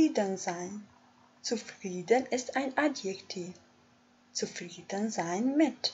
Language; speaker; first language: German; non-native, fluent; Albanian